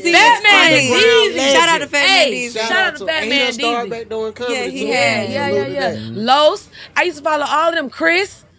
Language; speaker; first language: English; native; English